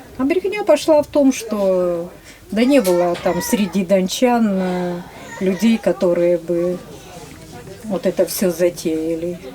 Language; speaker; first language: Russian; native; Russian